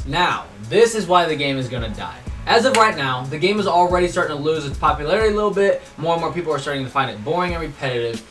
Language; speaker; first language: English; native; English